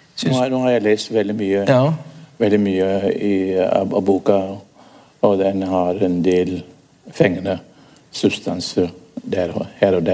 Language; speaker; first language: Norwegian; non-native, fluent; English